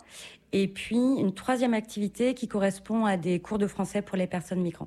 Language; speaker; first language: French; native; French